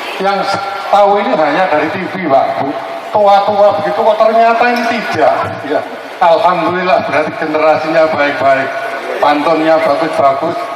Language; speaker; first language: Indonesian; non-native, local second language; Javanese